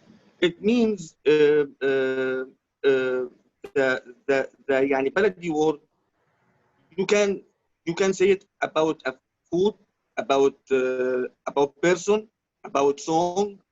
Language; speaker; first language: English; non-native, learner; Arabic